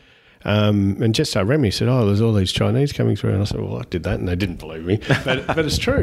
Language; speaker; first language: English; native; English